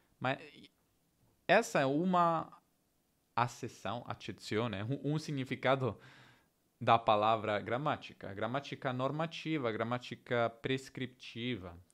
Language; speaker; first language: Portuguese; non-native, learner; Italian